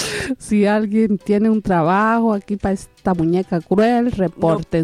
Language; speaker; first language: Spanish; native; Spanish